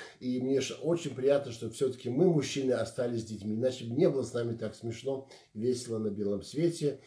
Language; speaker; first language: Russian; native; Russian